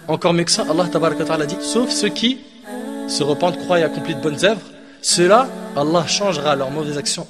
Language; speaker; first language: French; native; French